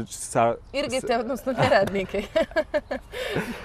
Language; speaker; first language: Serbian; native; Serbian